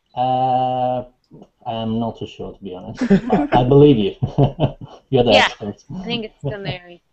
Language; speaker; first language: English; non-native, fluent; Italian